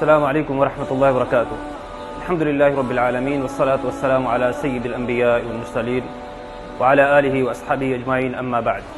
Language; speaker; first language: Arabic; non-native, fluent; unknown